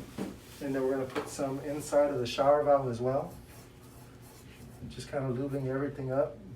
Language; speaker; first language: English; native; English